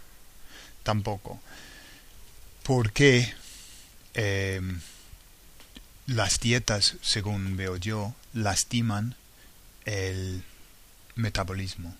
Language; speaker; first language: Spanish; non-native, fluent; English